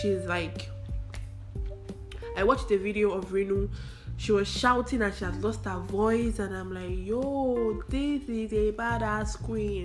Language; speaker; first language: English; non-native, local second language; Igbo